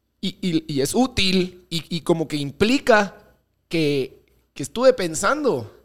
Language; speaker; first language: Spanish; native; Spanish